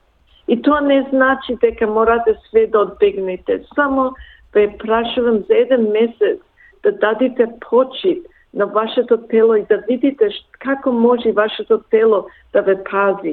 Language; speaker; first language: Macedonian; early bilingual, heritage; Macedonian